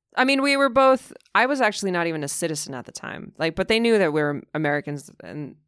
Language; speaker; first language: English; early bilingual, other home language; Russian